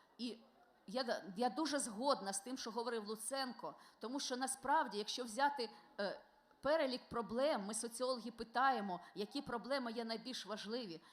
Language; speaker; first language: Ukrainian; non-native, local second language; Russian